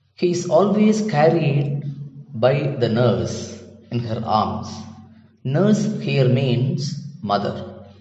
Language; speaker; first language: English; non-native, local second language; Tamil